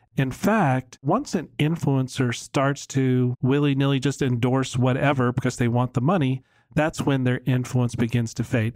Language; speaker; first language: English; native; English